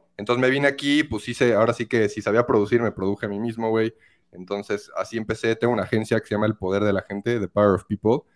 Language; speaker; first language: Spanish; native; Spanish